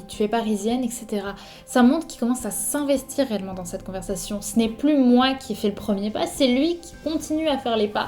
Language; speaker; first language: French; native; French